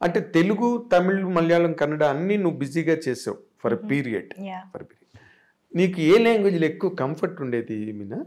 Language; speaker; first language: Telugu; native; Telugu